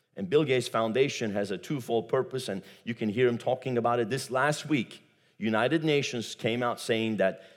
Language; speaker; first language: English; non-native, fluent; Turkish